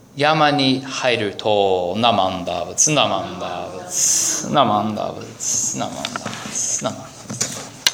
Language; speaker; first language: Japanese; non-native, fluent; English